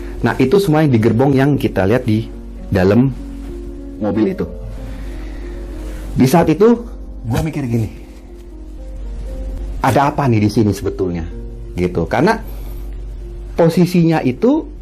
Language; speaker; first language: Indonesian; native; Indonesian